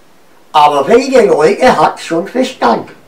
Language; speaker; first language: German; non-native, learner; Romanian